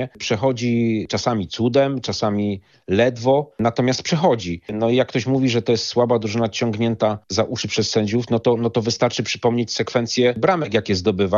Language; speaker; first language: Polish; native; Polish